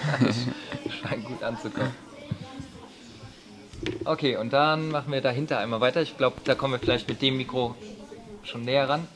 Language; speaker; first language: German; native; German